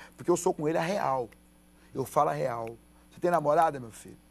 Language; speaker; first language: Portuguese; native; Portuguese